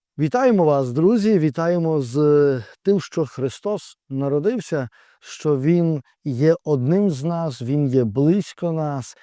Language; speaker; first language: Ukrainian; native; Ukrainian